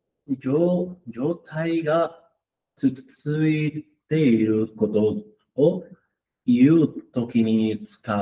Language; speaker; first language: Japanese; non-native, learner; Spanish